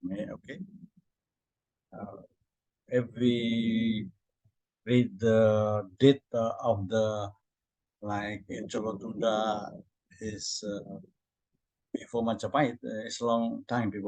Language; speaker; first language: English; non-native, learner; Indonesian